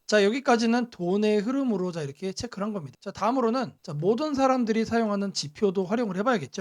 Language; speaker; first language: Korean; native; Korean